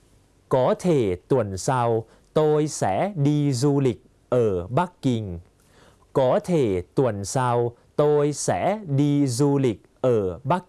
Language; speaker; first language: Vietnamese; non-native, fluent; Thai